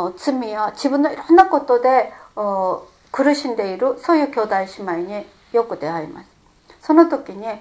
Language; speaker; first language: Japanese; non-native, fluent; Korean